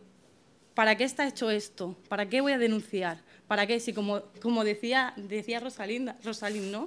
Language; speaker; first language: Spanish; native; Spanish